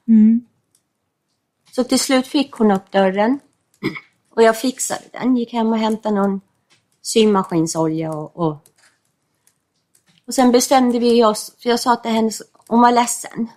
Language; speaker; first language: Swedish; non-native, fluent; English